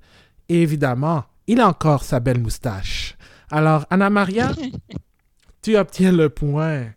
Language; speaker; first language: French; native; French